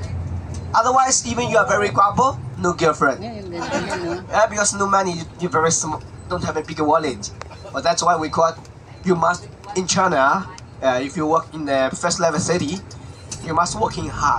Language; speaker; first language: English; non-native, learner; Chinese